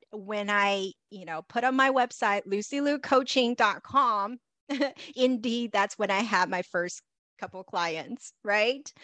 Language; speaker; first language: English; native; English